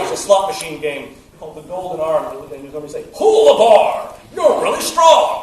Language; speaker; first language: English; native; English